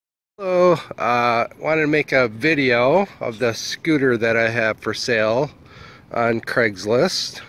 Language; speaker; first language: English; native; English